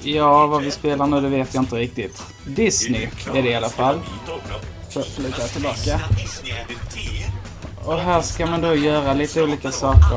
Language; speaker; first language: Swedish; native; Swedish